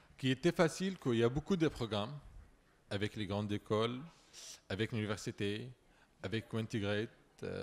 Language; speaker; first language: French; non-native, fluent; Arabic